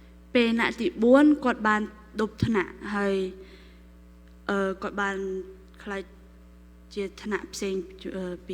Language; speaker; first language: Khmer; non-native, local second language; Korean